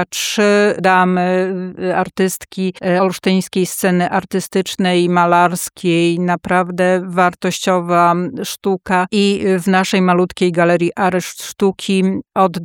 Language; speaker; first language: Polish; native; Polish